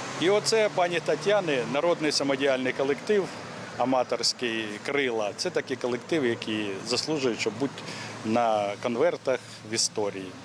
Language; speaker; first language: Ukrainian; native; Ukrainian